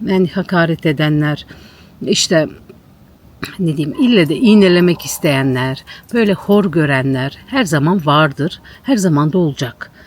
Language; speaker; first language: Turkish; native; Turkish